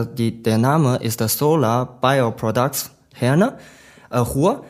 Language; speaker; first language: German; non-native, learner; Chinese